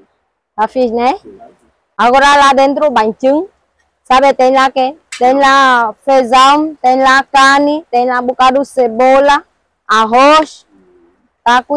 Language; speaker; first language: Portuguese; non-native, learner; Vietnamese